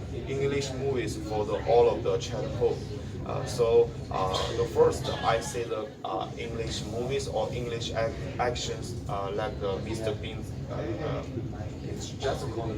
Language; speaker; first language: English; non-native, learner; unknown